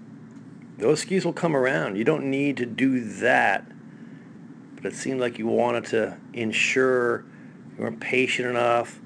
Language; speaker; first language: English; native; English